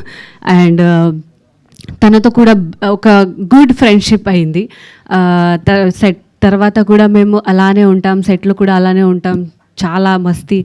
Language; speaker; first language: Telugu; non-native, learner; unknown